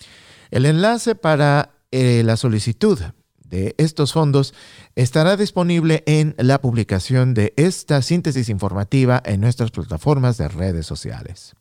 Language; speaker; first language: Spanish; native; Spanish